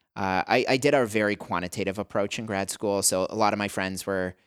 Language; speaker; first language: English; native; English